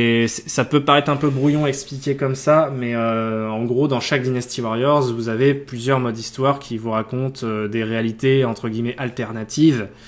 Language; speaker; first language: French; native; French